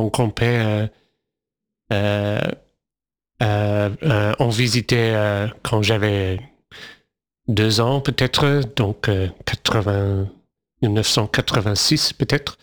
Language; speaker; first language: French; non-native, fluent; English